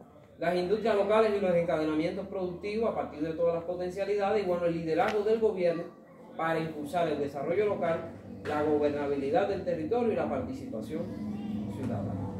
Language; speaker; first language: Spanish; native; Spanish